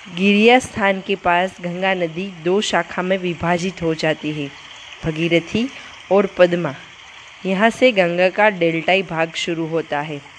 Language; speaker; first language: Hindi; non-native, local second language; Gujarati